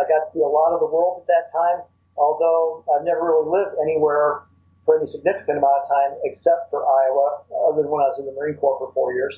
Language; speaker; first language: English; native; English